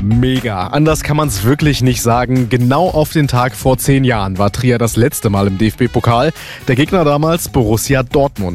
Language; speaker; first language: German; native; German